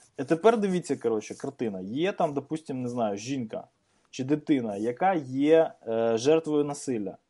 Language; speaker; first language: Ukrainian; native; Ukrainian